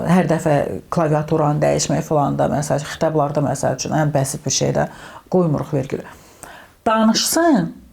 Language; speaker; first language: Azerbaijani; early bilingual, heritage; Azerbaijani